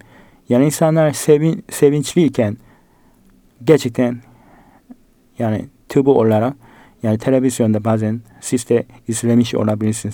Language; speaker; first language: Turkish; non-native, fluent; Korean